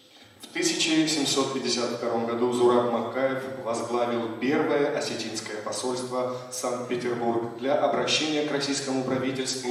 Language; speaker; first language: Russian; native; Russian